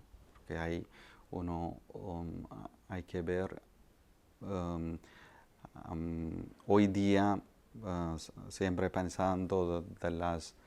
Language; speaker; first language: Spanish; non-native, fluent; Malayalam